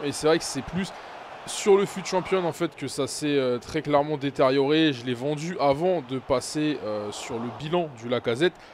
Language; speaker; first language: French; native; French